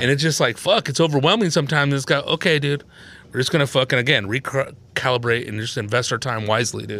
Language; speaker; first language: English; early bilingual, other home language; Spanish